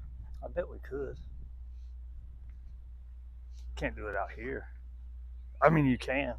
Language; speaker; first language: English; native; English